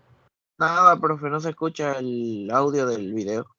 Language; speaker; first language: Spanish; native; Spanish